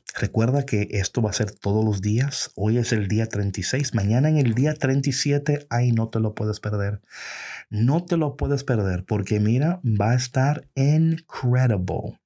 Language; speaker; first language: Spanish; early bilingual, heritage; Spanish